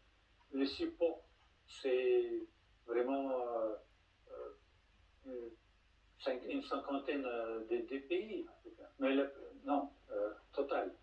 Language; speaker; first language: French; non-native, fluent; Russian